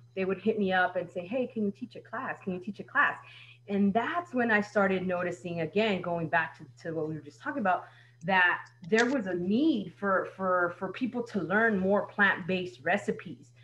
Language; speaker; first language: English; native; English